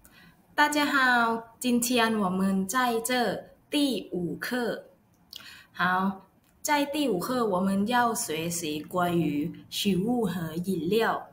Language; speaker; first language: Chinese; non-native, learner; Thai